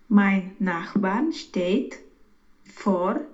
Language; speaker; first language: German; non-native, learner; Romanian